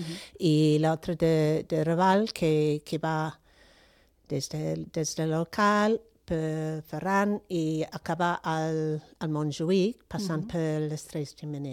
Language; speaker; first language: Catalan; non-native, fluent; English